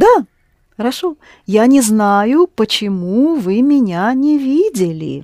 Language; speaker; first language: Russian; non-native, fluent; English